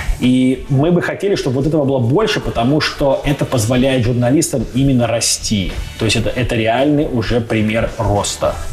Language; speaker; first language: Russian; native; Russian